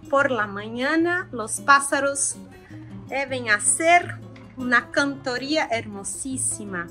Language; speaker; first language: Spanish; non-native, learner; Portuguese